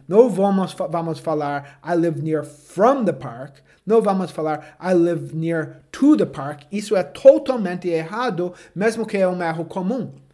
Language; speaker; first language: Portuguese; non-native, fluent; English